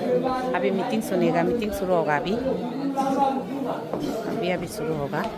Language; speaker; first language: Hindi; non-native, local second language; Adi